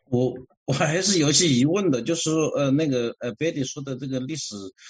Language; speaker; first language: Chinese; native; Chinese